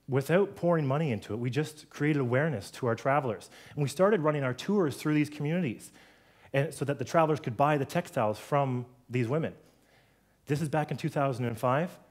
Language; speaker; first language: English; native; English